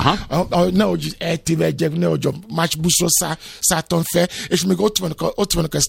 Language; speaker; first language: Hungarian; non-native, fluent; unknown